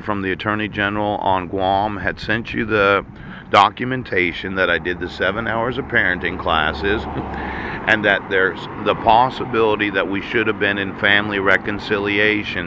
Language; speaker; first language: English; native; English